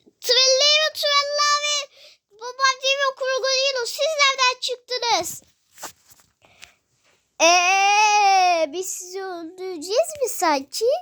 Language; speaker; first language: Turkish; native; Turkish